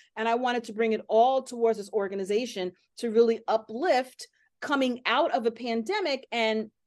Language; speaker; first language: English; native; English